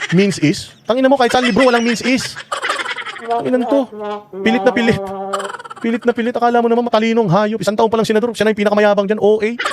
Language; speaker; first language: Filipino; native; Filipino